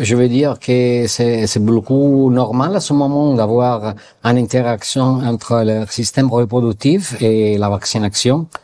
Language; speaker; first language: French; non-native, learner; Italian